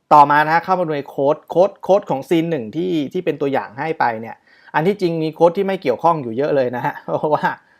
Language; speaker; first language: Thai; native; Thai